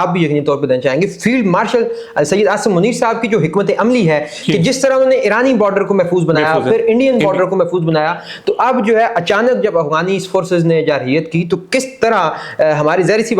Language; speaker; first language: Urdu; native; Urdu